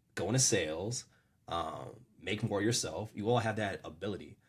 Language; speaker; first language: English; native; English